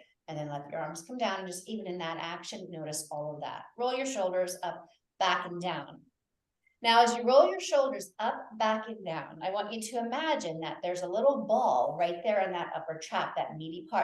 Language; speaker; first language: English; native; English